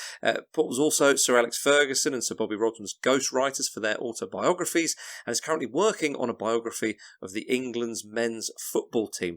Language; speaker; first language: English; native; English